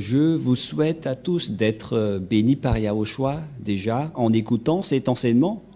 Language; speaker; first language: French; non-native, local second language; Malagasy